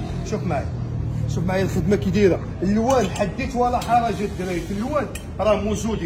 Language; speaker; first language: Arabic; native; Arabic